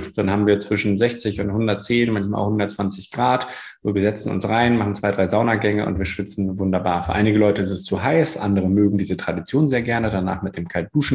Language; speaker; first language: German; native; German